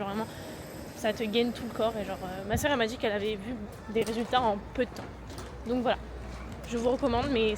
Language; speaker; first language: French; native; French